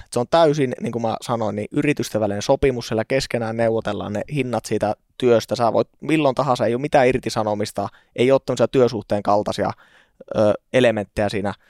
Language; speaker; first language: Finnish; native; Finnish